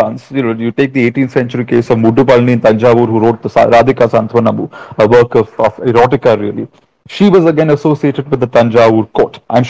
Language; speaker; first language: English; non-native, local second language; Malayalam